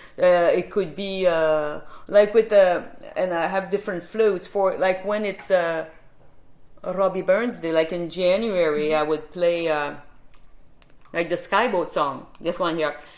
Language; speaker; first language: English; non-native, fluent; French